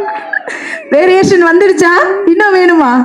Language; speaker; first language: Tamil; native; Tamil